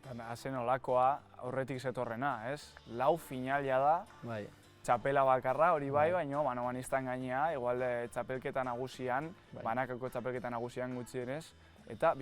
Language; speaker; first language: Basque; native; Basque